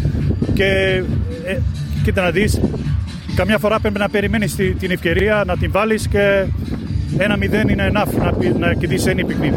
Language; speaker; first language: Greek; early bilingual, heritage; English